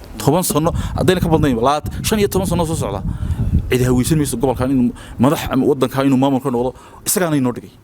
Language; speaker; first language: Somali; native; Somali